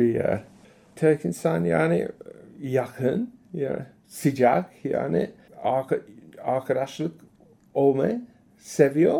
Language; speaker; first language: Turkish; non-native, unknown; English